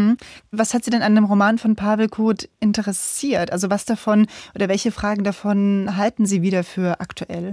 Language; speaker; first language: German; native; German